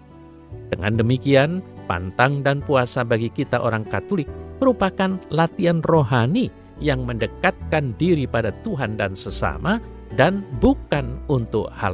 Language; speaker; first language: Indonesian; native; Indonesian